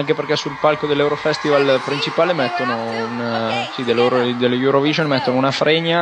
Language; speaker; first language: Italian; native; Italian